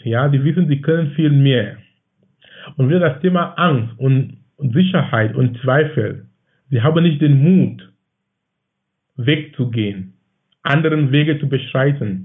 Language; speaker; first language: German; non-native, fluent; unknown